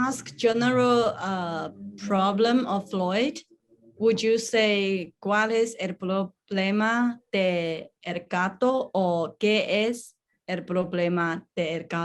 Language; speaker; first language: Spanish; non-native, learner; English